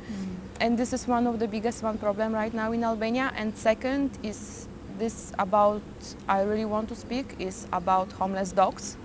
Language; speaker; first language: English; non-native, fluent; Polish